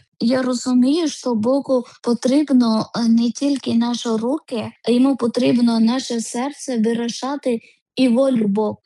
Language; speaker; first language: Ukrainian; non-native, learner; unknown